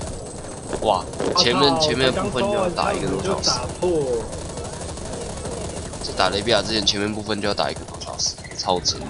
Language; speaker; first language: Chinese; native; Chinese